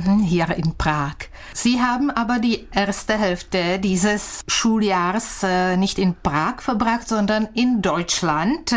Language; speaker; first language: German; non-native, fluent; Czech